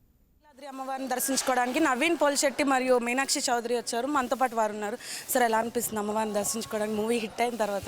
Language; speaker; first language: Telugu; native; Telugu